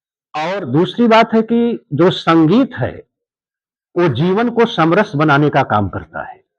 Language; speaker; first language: Hindi; native; Hindi